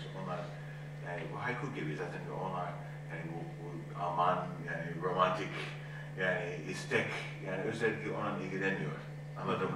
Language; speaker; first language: Turkish; non-native, learner; English